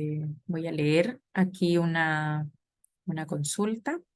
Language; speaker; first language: Spanish; native; Spanish